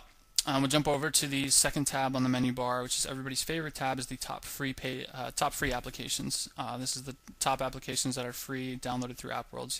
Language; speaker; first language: English; native; English